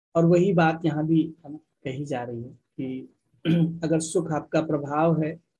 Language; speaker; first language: Hindi; native; Hindi